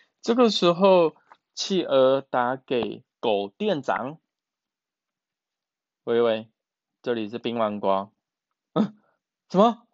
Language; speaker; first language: Chinese; native; Chinese